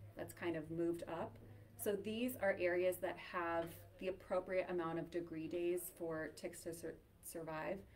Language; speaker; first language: English; native; English